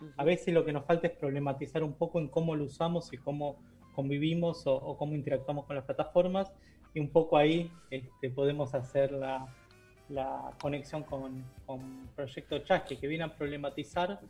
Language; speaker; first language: Spanish; native; Spanish